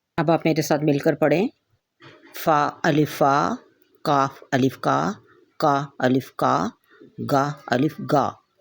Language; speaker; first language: Urdu; native; Urdu